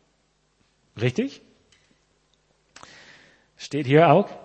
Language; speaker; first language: German; non-native, fluent; English